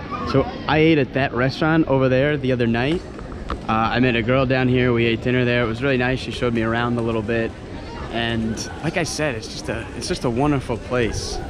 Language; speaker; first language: English; native; English